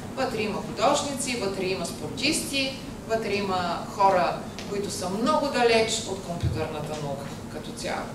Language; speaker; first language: Bulgarian; native; Bulgarian